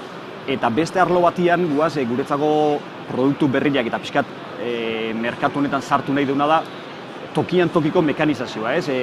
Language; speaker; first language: Basque; native; Basque